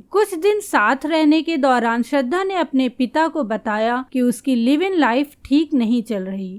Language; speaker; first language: Hindi; native; Hindi